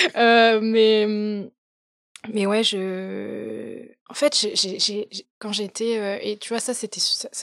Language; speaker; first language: French; native; French